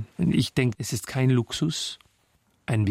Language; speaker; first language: German; non-native, learner; French